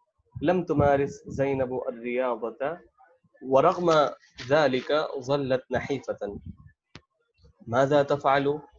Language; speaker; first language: Arabic; non-native, fluent; Urdu